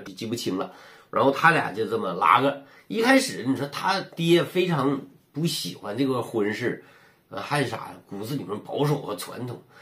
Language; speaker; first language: Chinese; native; Chinese